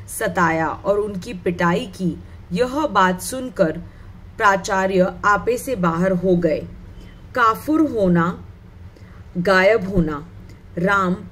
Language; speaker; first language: Hindi; non-native, local second language; Marathi